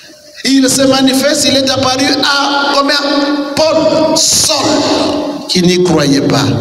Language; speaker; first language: French; non-native, local second language; Kituba (Democratic Republic of Congo)